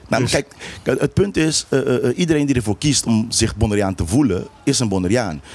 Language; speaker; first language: Dutch; non-native, local second language; Papiamento